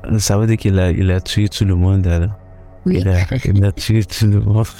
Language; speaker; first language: French; non-native, learner; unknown